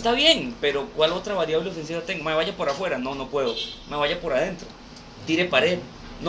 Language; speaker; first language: Spanish; native; Spanish